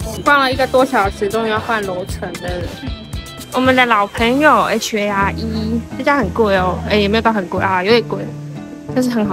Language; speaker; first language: Chinese; native; Chinese